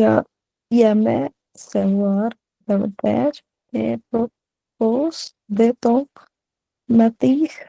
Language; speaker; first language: French; non-native, learner; Punjabi